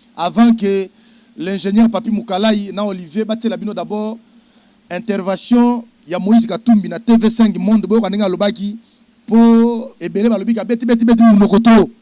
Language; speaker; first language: Lingala; native; Lingala